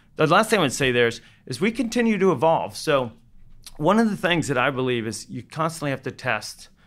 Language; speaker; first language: English; native; English